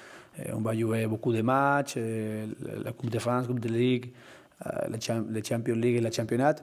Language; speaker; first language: French; non-native, learner; Spanish